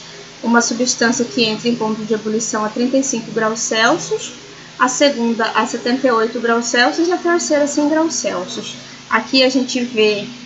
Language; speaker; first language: Portuguese; native; Portuguese